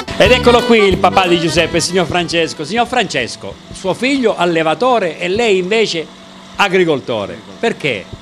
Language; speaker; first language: Italian; native; Italian